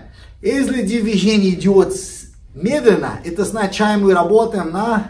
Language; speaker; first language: Russian; non-native, learner; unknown